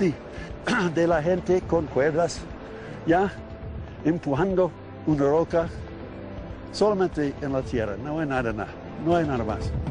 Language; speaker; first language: Spanish; non-native, learner; English